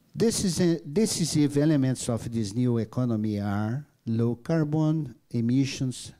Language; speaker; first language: English; non-native, learner; Portuguese